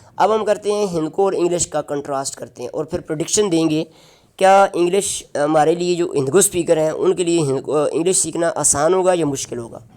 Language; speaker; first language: Urdu; non-native, local second language; Northern Hindko